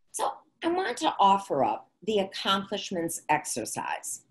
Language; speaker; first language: English; native; English